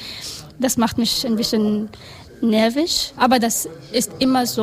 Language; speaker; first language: German; non-native, learner; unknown